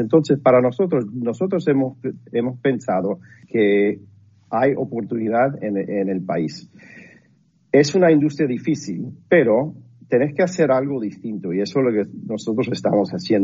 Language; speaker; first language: Spanish; non-native, fluent; English